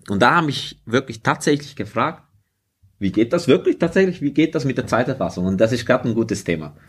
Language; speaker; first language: German; early bilingual, other home language; Spanish